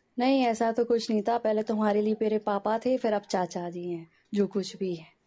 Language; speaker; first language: Hindi; native; Hindi